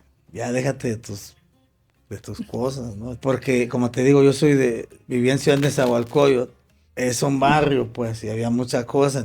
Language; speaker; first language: Spanish; native; Spanish